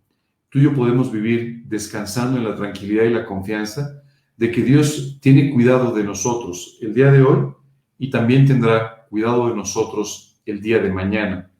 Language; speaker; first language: Spanish; native; Spanish